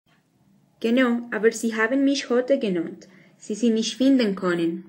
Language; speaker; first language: German; non-native, learner; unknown